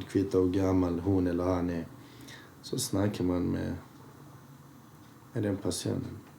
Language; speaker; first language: Swedish; early bilingual, other home language; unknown